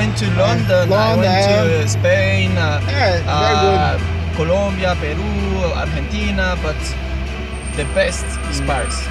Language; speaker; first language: English; non-native, fluent; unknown